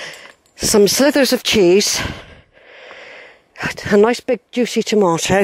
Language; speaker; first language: English; native; English